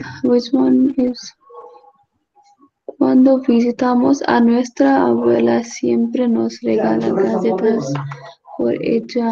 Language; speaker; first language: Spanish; non-native, learner; English